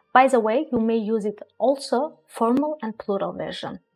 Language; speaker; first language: English; non-native, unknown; Azerbaijani